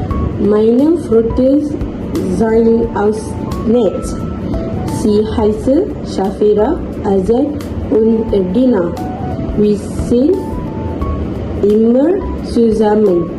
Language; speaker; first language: German; non-native, learner; Malay